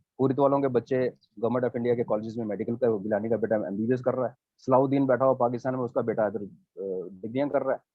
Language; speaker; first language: Hindi; non-native, local second language; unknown